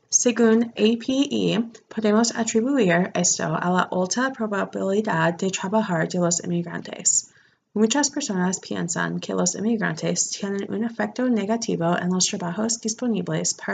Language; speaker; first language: Spanish; non-native, fluent; English